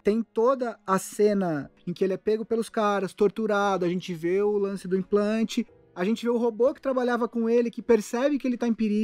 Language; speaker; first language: Portuguese; native; Portuguese